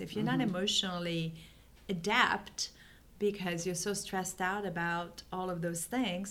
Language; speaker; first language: English; non-native, fluent; French